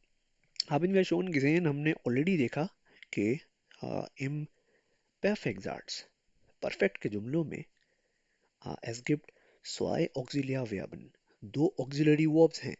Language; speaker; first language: German; non-native, fluent; Urdu